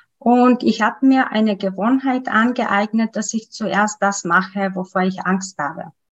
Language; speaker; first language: German; non-native, fluent; Macedonian